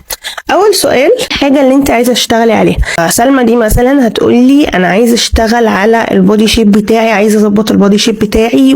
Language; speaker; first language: Arabic; native; Arabic